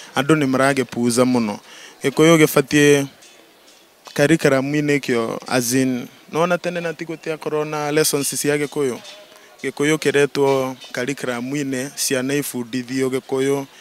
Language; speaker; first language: Kikuyu; native; Kikuyu